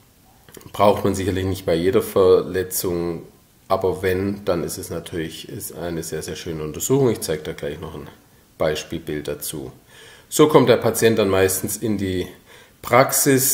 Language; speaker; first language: German; native; German